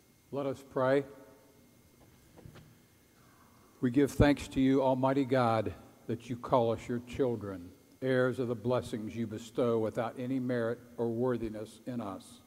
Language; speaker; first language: English; native; English